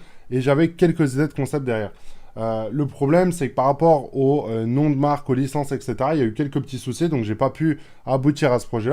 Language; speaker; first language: French; native; French